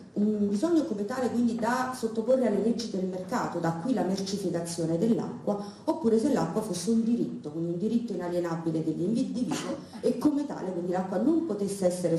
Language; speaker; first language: Italian; native; Italian